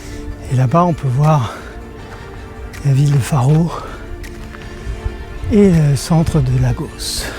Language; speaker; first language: French; native; French